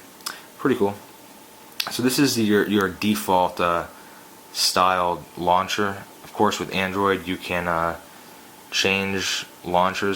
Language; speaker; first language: English; native; English